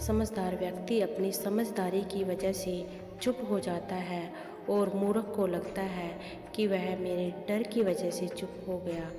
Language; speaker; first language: Hindi; native; Hindi